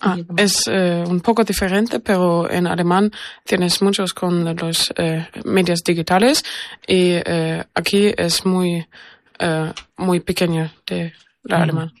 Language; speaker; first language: Spanish; non-native, learner; German